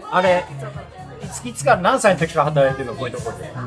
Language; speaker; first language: Japanese; native; Japanese